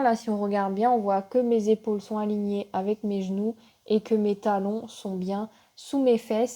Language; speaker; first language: French; native; French